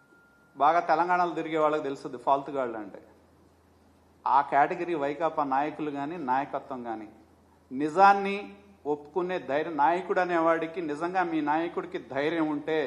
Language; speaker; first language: Telugu; native; Telugu